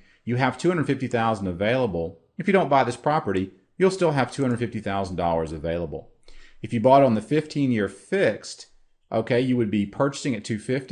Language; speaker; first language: English; native; English